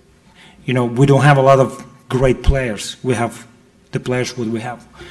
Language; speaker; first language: English; non-native, fluent; Russian